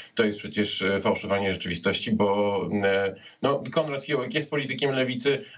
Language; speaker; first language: Polish; native; Polish